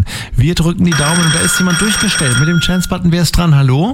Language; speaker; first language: German; native; German